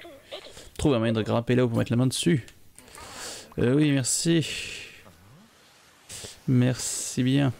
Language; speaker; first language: French; native; French